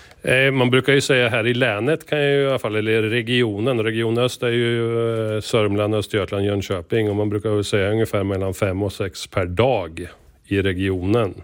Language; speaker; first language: Swedish; native; Swedish